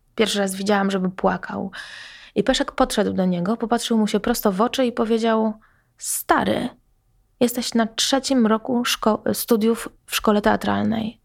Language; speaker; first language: Polish; native; Polish